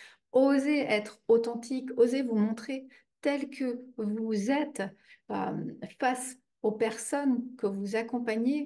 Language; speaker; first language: French; native; French